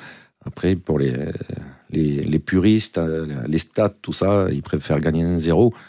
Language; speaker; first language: French; native; French